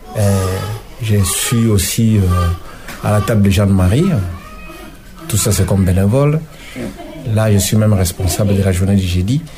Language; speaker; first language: French; non-native, local second language; Lingala